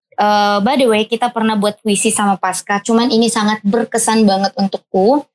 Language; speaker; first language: Indonesian; native; Indonesian